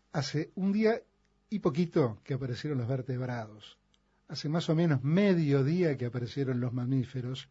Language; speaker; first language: Spanish; native; Spanish